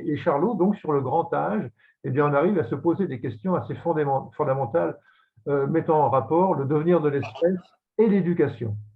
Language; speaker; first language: French; native; French